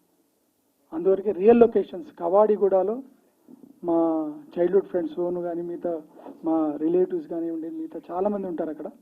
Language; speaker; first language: Telugu; native; Telugu